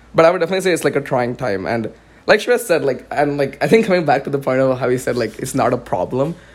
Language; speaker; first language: English; non-native, local second language; Marathi